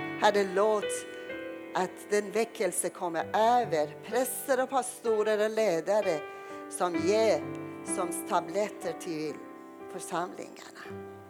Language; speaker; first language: Swedish; non-native, fluent; Persian